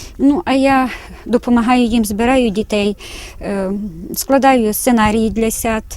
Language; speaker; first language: Ukrainian; native; Ukrainian